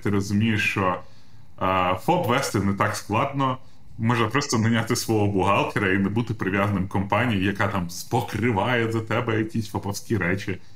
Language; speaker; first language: Ukrainian; non-native, local second language; Russian